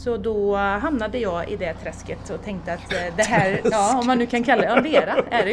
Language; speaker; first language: Swedish; native; Swedish